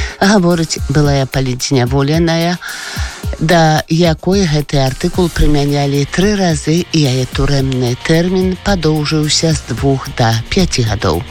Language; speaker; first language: Belarusian; native; Belarusian